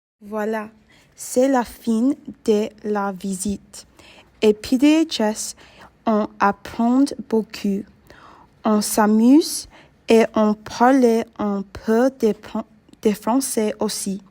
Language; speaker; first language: French; non-native, learner; English